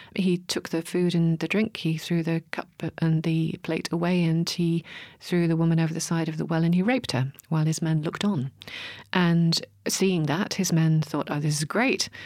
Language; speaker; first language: English; native; English